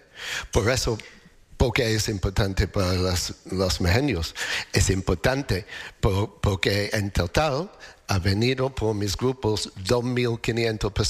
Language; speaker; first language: Spanish; non-native, learner; English